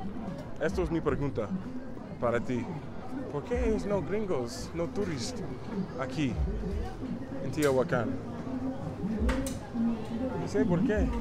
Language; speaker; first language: Spanish; non-native, learner; English